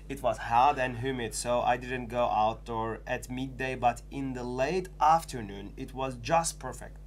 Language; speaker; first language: English; non-native, fluent; Turkish